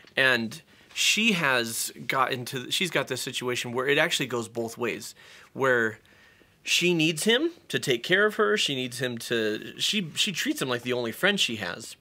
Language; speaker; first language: English; native; English